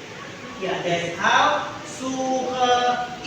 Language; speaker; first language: German; non-native, fluent; Indonesian